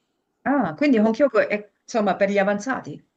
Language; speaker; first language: Italian; native; Italian